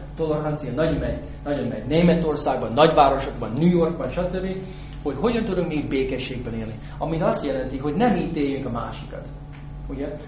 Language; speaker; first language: Hungarian; non-native, fluent; English